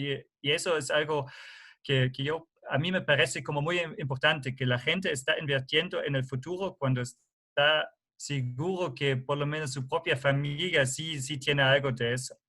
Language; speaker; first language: Spanish; non-native, fluent; German